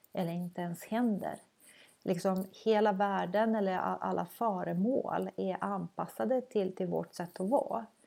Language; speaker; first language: Swedish; non-native, fluent; Croatian